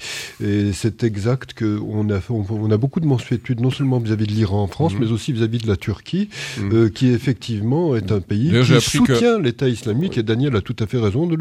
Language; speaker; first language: French; native; French